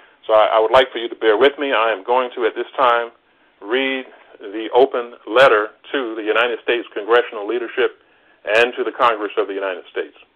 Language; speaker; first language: English; native; English